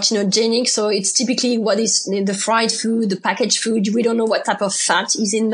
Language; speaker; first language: English; non-native, fluent; French